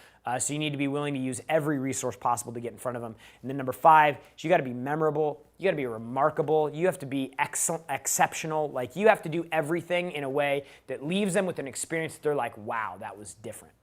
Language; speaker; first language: English; native; English